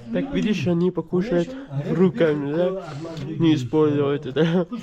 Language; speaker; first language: Russian; non-native, learner; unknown